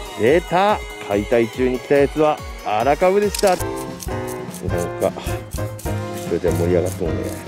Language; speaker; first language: Japanese; native; Japanese